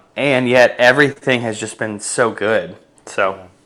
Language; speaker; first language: English; native; English